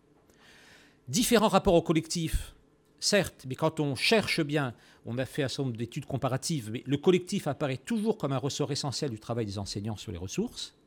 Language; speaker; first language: French; native; French